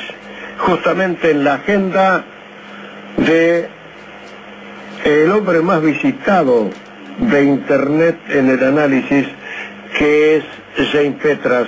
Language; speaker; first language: Spanish; native; Spanish